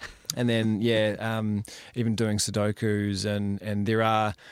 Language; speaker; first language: English; native; English